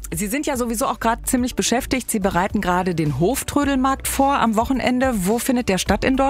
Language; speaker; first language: German; native; German